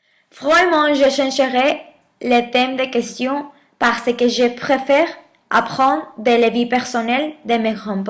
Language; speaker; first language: French; non-native, learner; Spanish